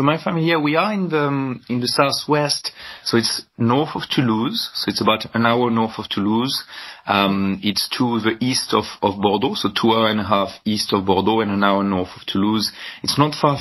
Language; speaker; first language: English; non-native, fluent; French